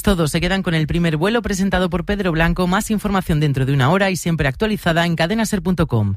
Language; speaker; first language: Spanish; native; Spanish